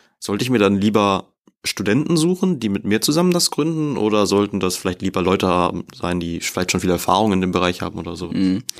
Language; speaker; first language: German; native; German